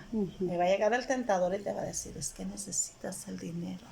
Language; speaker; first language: Spanish; native; Spanish